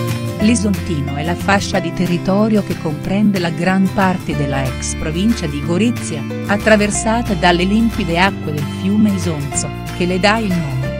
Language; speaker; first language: Italian; native; Italian